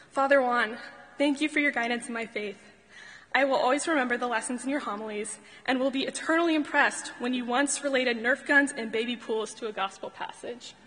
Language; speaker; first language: English; native; English